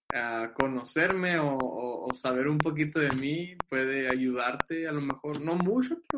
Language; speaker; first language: Spanish; native; Spanish